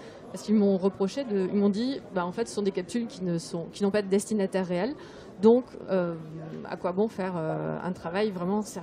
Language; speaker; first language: French; native; French